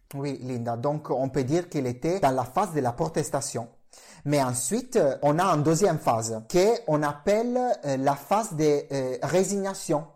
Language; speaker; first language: French; non-native, fluent; Italian